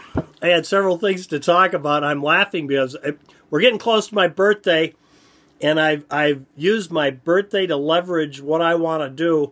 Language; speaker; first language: English; native; English